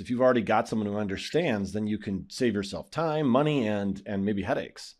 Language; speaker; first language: English; native; English